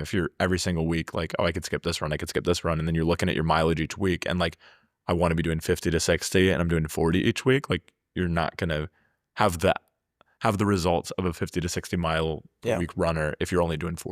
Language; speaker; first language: English; native; English